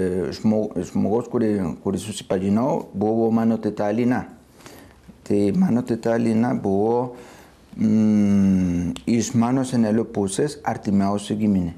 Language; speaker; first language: Lithuanian; non-native, fluent; Spanish